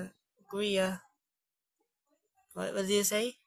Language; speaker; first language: English; non-native, learner; Korean